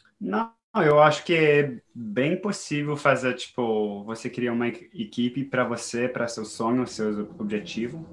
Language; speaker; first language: Portuguese; non-native, fluent; French